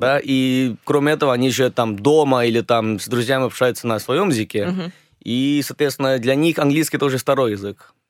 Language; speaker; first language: Russian; early bilingual, other home language; English